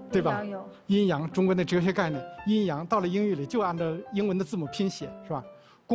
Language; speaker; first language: Chinese; native; Chinese